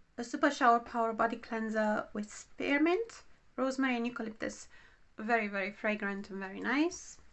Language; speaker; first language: English; non-native, fluent; Romanian